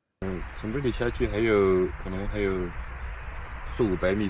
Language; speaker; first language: Chinese; native; Chinese